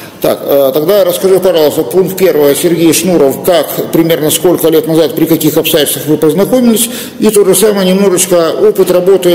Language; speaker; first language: Russian; native; Russian